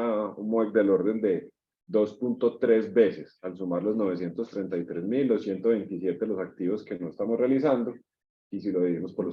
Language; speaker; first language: Spanish; native; Spanish